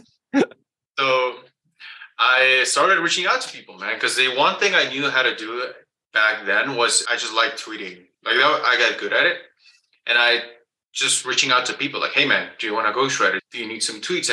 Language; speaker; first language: English; non-native, fluent; Spanish